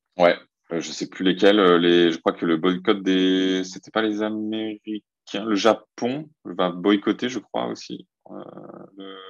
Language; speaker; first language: French; native; French